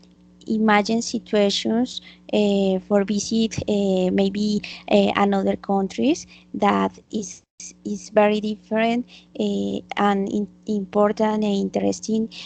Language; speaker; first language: English; non-native, learner; Spanish